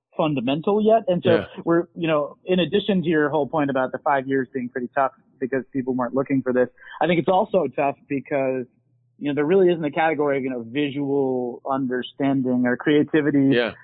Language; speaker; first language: English; native; English